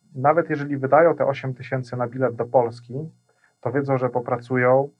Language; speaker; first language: Polish; non-native, fluent; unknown